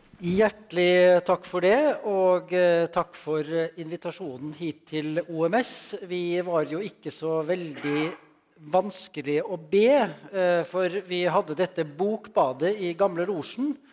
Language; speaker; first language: Norwegian; native; Norwegian